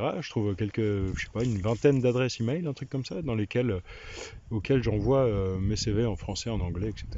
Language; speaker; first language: French; native; French